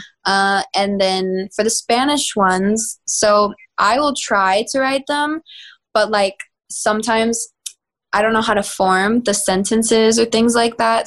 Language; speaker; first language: English; native; English